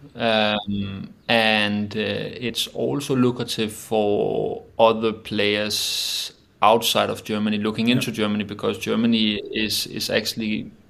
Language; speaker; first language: English; non-native, fluent; Danish